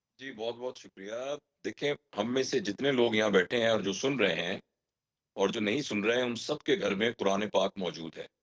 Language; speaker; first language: Urdu; non-native, local second language; Punjabi